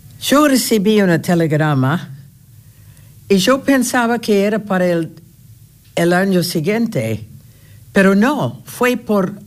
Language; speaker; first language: Spanish; non-native, fluent; English